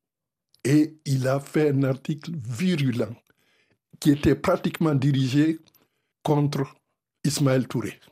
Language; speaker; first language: French; non-native, local second language; Fula